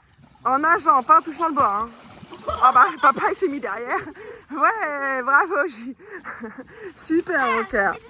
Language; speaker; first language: French; native; French